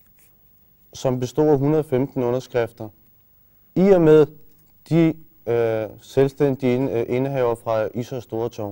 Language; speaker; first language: Danish; early bilingual, other home language; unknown